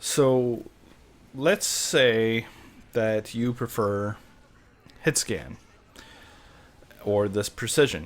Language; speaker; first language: English; native; English